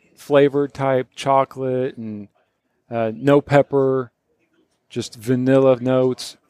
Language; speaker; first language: English; early bilingual, other home language; Polish